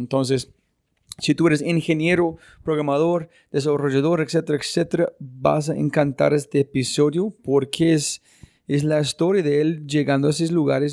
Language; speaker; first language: Spanish; non-native, fluent; English